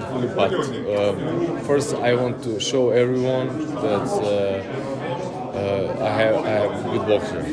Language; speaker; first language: English; non-native, learner; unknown